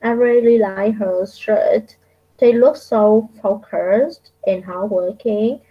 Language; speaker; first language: English; non-native, fluent; Vietnamese